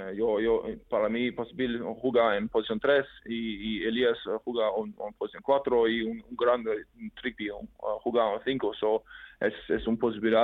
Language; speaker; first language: Spanish; non-native, learner; German